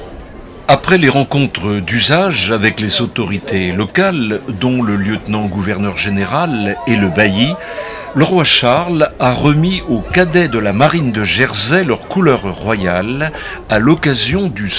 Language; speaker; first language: French; native; French